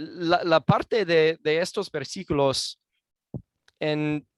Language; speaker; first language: Spanish; non-native, fluent; English